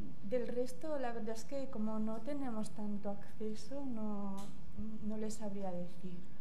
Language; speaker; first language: Spanish; native; Spanish